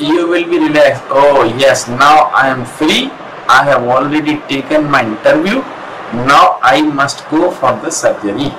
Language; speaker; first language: English; non-native, local second language; Hindi